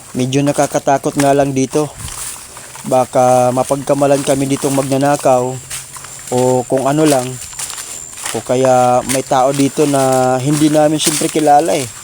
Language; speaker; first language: Filipino; non-native, local second language; Waray